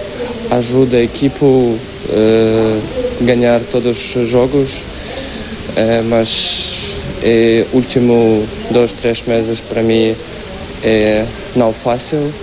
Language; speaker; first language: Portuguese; non-native, learner; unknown